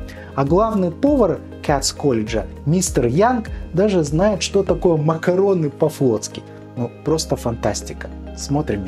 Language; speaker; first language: Russian; native; Russian